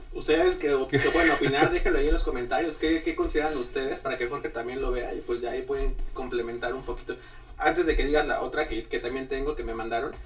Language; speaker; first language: Spanish; native; Spanish